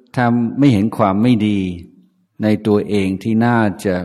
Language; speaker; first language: Thai; non-native, fluent; English